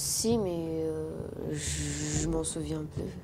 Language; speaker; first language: French; non-native, learner; Urdu